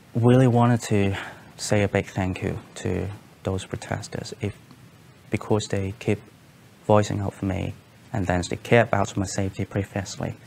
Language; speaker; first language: English; non-native, local second language; Cantonese